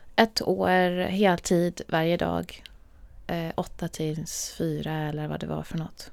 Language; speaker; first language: Swedish; non-native, fluent; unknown